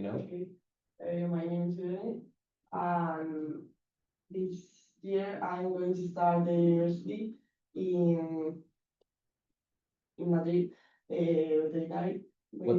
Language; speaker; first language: English; non-native, learner; Spanish